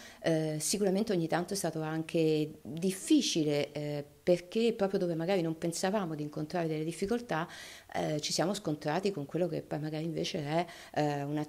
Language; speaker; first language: Italian; native; Italian